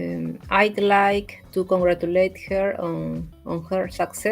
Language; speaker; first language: English; non-native, learner; Spanish